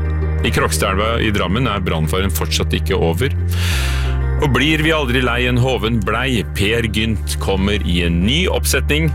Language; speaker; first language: Norwegian; native; Norwegian